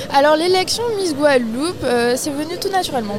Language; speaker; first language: French; native; French